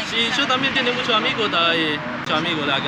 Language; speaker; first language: Spanish; non-native, learner; Chinese